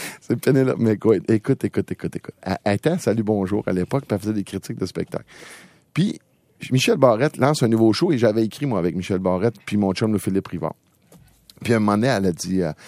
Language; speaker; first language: French; native; French